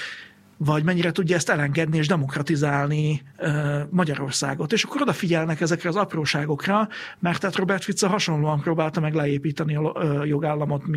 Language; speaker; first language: Hungarian; native; Hungarian